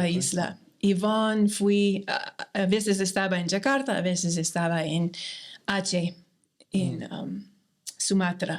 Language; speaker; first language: Spanish; non-native, fluent; English